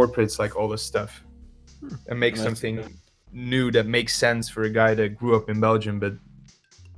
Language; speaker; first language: English; non-native, fluent; Dutch